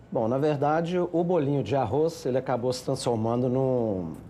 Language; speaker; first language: Portuguese; native; Portuguese